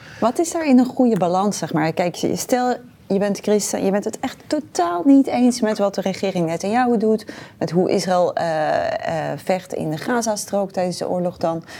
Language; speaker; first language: Dutch; native; Dutch